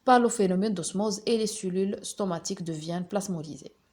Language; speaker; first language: French; non-native, local second language; Arabic